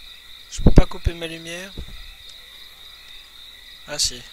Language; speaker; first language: French; native; French